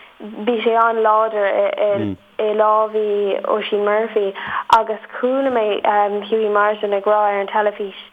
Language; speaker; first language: Irish; non-native, local second language; English